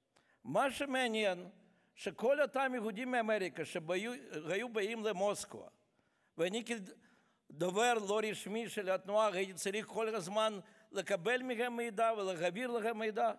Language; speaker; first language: Hebrew; non-native, fluent; Russian